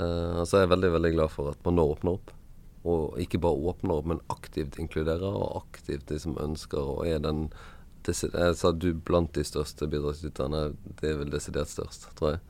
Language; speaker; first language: Norwegian; native; Norwegian